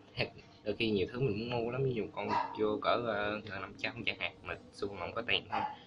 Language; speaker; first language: Vietnamese; early bilingual, heritage; Vietnamese